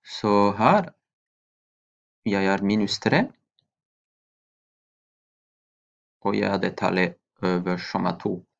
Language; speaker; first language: Norwegian; non-native, fluent; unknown